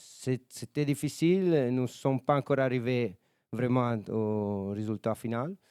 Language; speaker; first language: French; non-native, learner; Italian